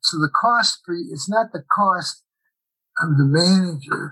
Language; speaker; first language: English; native; English